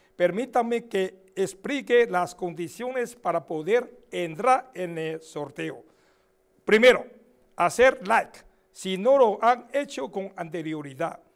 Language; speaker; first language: Spanish; non-native, fluent; Chinese